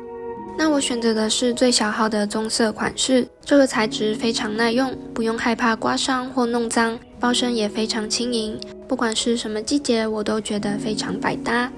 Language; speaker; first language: Chinese; native; Chinese